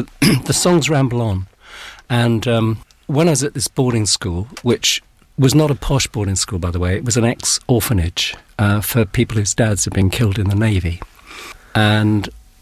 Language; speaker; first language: English; native; English